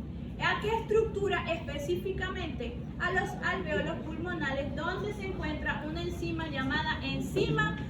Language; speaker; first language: Spanish; native; Spanish